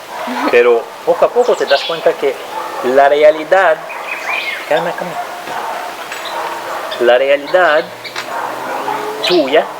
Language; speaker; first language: Spanish; non-native, fluent; French